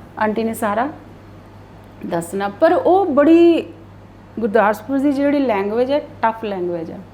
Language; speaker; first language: Punjabi; non-native, local second language; Hindi